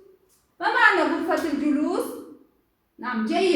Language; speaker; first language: Arabic; non-native, fluent; Kyrgyz